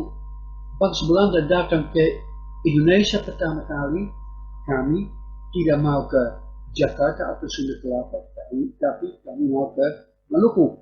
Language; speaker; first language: Indonesian; non-native, fluent; Dutch